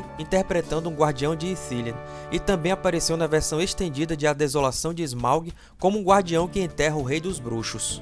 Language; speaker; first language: Portuguese; native; Portuguese